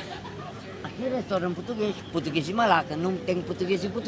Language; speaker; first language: Portuguese; early bilingual, heritage; Portuguese